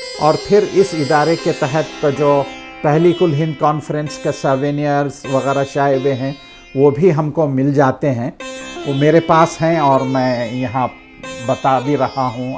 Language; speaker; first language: Urdu; native; Urdu